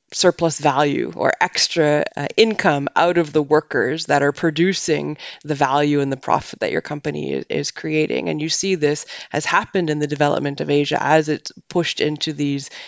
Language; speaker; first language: English; native; English